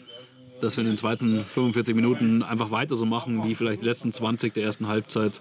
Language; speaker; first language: German; native; German